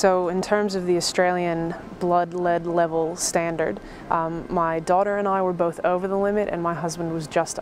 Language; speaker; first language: English; native; English